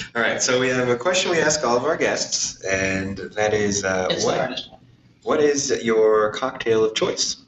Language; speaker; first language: English; native; English